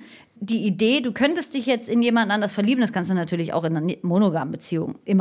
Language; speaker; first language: German; native; German